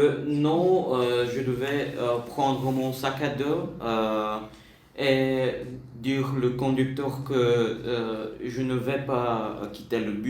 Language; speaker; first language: French; non-native, learner; Bulgarian